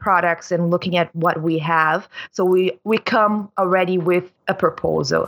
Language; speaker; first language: English; non-native, fluent; Portuguese